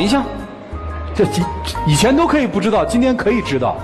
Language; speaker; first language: Chinese; native; Chinese